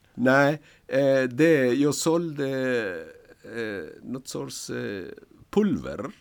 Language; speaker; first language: Swedish; non-native, fluent; Spanish